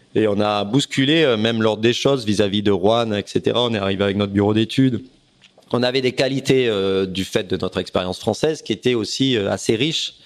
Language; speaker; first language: French; native; French